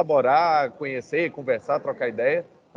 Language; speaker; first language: Portuguese; native; Portuguese